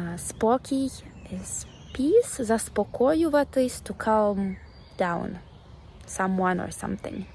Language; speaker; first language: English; non-native, fluent; Ukrainian